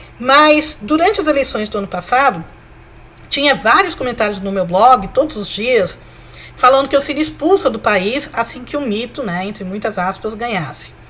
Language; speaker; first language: Portuguese; early bilingual, other home language; Spanish